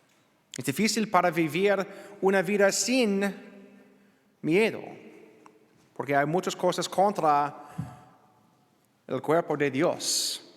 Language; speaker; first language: Spanish; non-native, learner; English